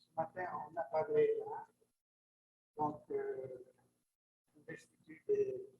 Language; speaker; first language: French; non-native, learner; Italian